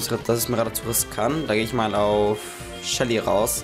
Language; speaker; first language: German; native; German